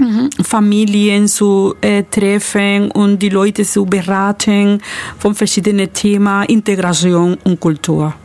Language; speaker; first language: German; non-native, learner; Spanish